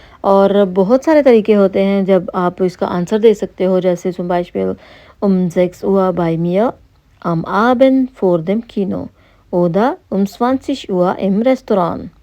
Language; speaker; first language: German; non-native, fluent; Hindi